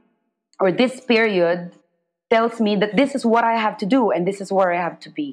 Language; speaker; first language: English; non-native, local second language; Filipino